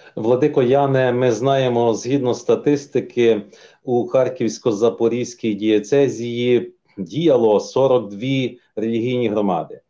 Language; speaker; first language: Ukrainian; native; Ukrainian